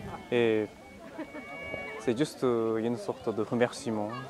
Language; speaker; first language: French; non-native, fluent; Japanese